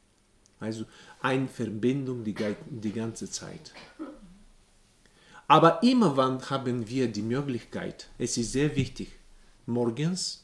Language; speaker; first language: German; non-native, learner; Bulgarian